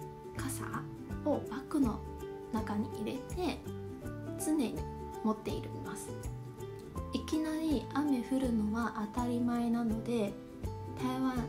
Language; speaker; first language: Japanese; non-native, fluent; Chinese